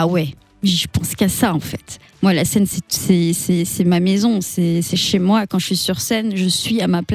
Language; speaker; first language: French; native; French